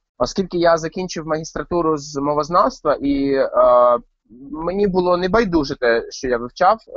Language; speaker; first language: Ukrainian; native; Ukrainian